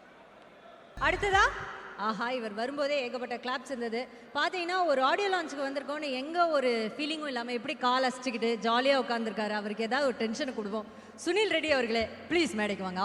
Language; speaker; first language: Tamil; native; Tamil